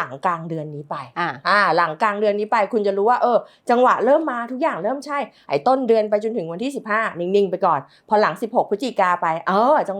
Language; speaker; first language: Thai; native; Thai